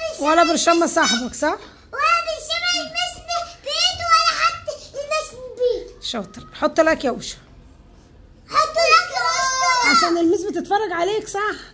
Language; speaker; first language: Arabic; native; Arabic